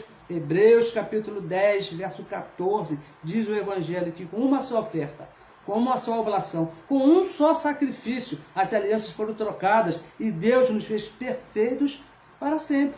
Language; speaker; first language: Portuguese; native; Portuguese